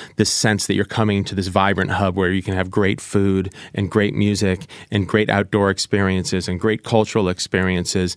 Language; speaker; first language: English; native; English